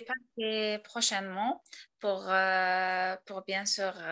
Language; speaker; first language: French; non-native, learner; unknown